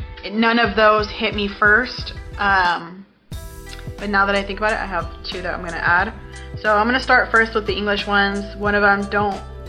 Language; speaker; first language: English; early bilingual, other home language; Spanish